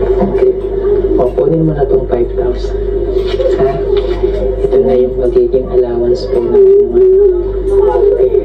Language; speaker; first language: Filipino; non-native, local second language; Cebuano